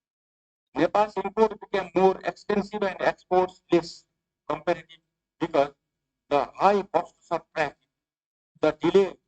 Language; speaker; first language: English; non-native, fluent; Nepali